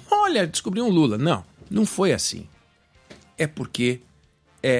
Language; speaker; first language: Portuguese; native; Portuguese